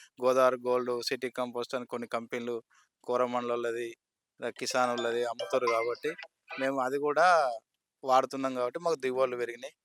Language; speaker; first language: Telugu; native; Telugu